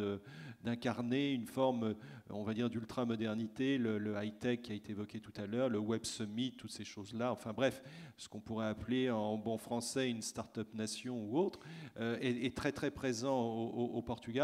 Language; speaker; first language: French; native; French